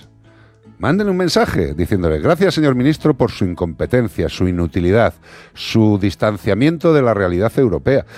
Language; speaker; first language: Spanish; native; Spanish